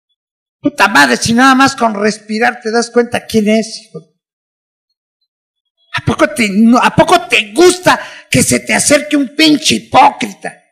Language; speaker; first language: Spanish; native; Spanish